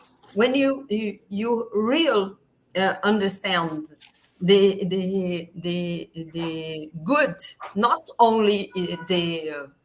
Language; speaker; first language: English; non-native, learner; Portuguese